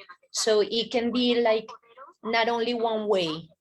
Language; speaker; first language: English; non-native, fluent; Spanish